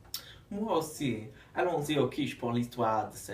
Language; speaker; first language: French; non-native, learner; English